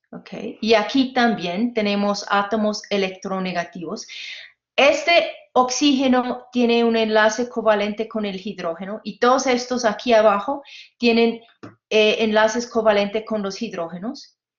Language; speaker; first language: Spanish; non-native, fluent; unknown